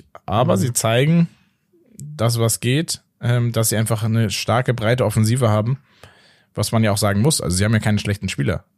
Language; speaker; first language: German; native; German